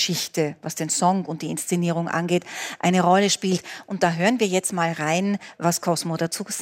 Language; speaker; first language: German; native; German